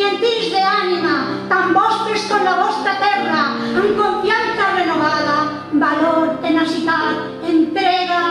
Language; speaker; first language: Catalan; non-native, local second language; Spanish